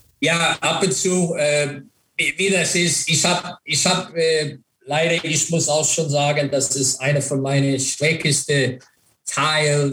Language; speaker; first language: German; non-native, fluent; English